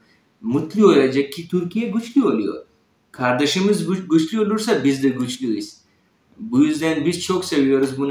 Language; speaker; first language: Turkish; non-native, fluent; Urdu